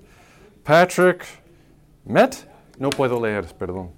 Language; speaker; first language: Spanish; non-native, fluent; English